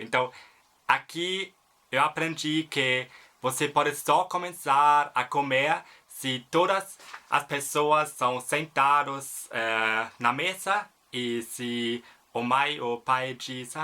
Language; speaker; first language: Portuguese; non-native, fluent; German